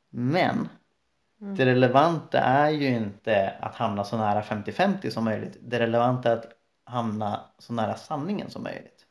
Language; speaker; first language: Swedish; native; Swedish